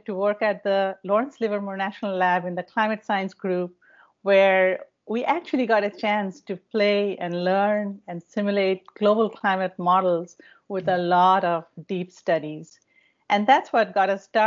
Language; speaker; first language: English; non-native, local second language; Bangla